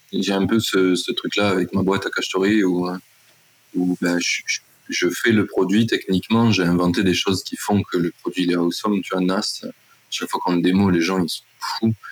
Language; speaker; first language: French; native; French